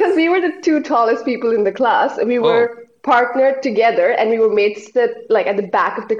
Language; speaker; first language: English; non-native, local second language; Hindi